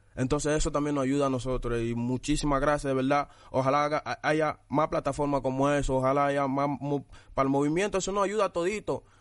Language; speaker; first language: Spanish; early bilingual, other home language; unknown